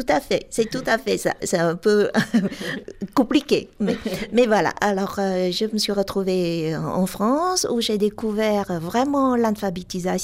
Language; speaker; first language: French; non-native, fluent; Vietnamese